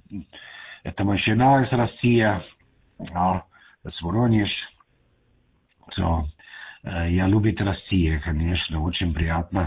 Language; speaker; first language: Russian; non-native, learner; German